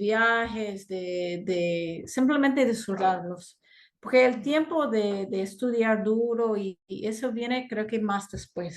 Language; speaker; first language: Spanish; non-native, fluent; English